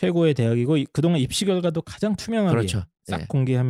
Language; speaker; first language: Korean; native; Korean